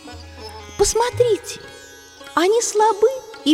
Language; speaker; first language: Russian; native; Russian